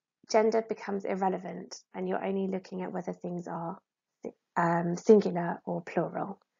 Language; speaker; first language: English; native; English